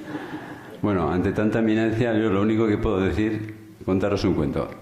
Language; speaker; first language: Spanish; native; Spanish